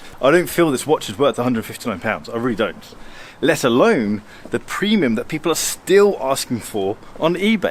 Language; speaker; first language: English; native; English